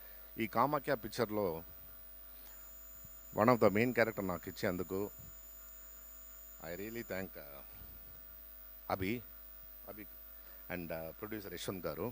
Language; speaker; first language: Telugu; non-native, local second language; Tamil